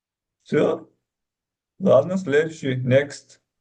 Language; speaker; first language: Russian; non-native, local second language; Uzbek